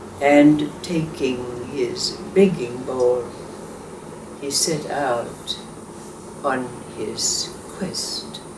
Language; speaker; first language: English; native; English